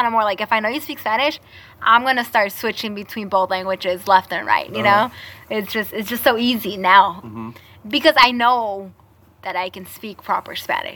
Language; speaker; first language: English; non-native, fluent; Spanish